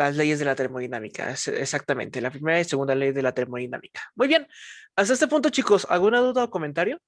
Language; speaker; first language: Spanish; native; Spanish